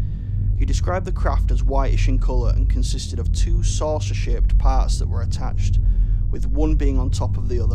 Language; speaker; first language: English; native; English